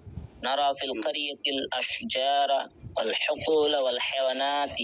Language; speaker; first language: Arabic; non-native, learner; Bangla